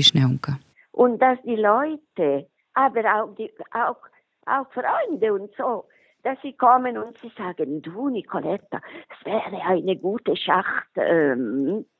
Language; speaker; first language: German; non-native, local second language; Italian